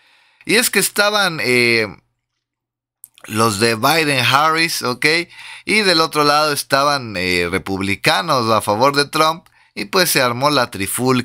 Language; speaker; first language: Spanish; native; Spanish